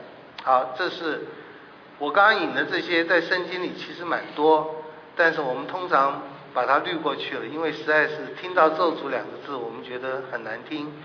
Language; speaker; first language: Chinese; native; Chinese